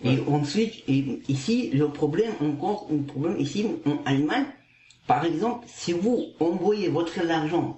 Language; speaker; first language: French; non-native, learner; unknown